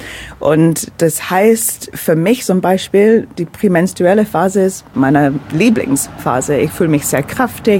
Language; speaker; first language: German; non-native, fluent; English